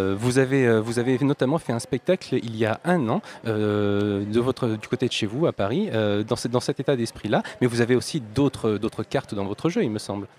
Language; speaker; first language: French; native; French